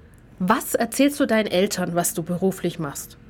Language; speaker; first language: German; native; German